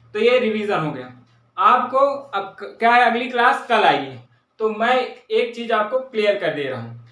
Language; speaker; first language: Hindi; native; Hindi